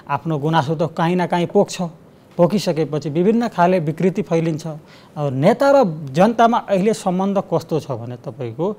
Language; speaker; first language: Nepali; native; Nepali